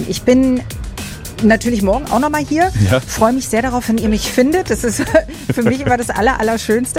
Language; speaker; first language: German; native; German